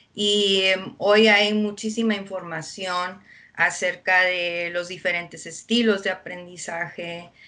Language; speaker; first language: Spanish; early bilingual, heritage; Spanish